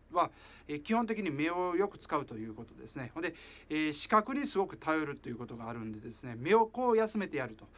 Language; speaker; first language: Japanese; native; Japanese